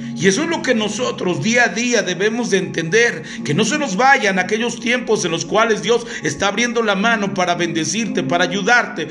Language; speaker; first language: Spanish; native; Spanish